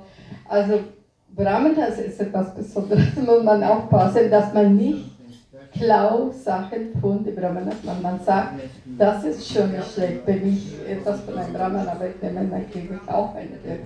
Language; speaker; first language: German; non-native, fluent; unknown